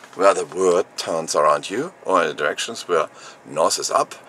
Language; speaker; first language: English; non-native, fluent; German